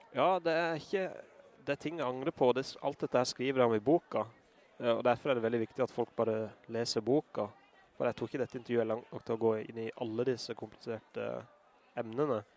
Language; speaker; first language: Norwegian; native; Norwegian